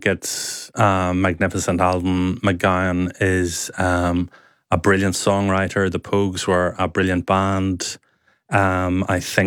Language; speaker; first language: English; native; English